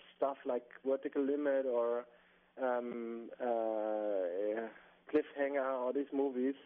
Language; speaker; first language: English; non-native, fluent; German